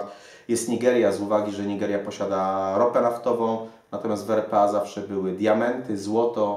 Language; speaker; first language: Polish; native; Polish